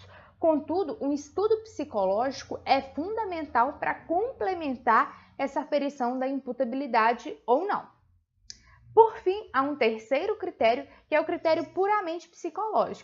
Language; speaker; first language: Portuguese; native; Portuguese